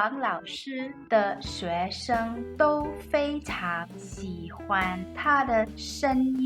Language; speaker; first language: Chinese; non-native, learner; English